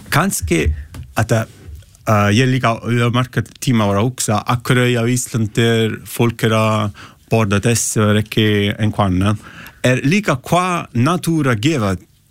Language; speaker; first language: Icelandic; non-native, learner; Italian